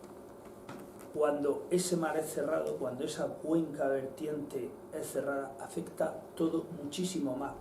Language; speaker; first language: Spanish; native; Spanish